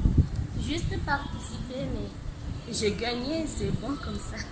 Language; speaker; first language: French; non-native, local second language; Comorian